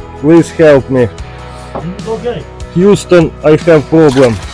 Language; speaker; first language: English; non-native, learner; Turkish